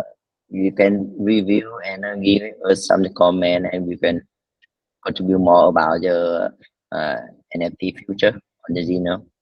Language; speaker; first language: English; non-native, learner; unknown